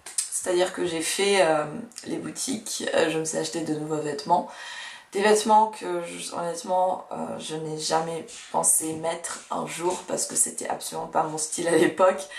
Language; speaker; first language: French; early bilingual, other home language; Russian